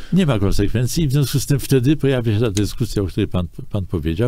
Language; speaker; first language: Polish; native; Polish